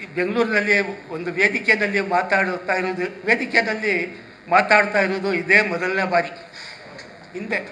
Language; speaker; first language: Kannada; non-native, local second language; Urdu